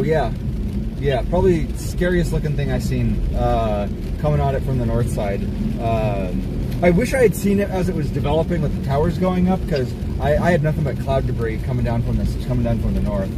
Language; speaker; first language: English; native; English